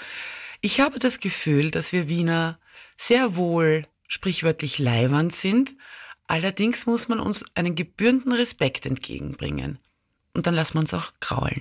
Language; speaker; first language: German; native; German